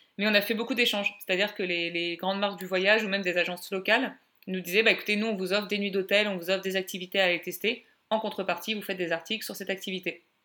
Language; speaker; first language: French; native; French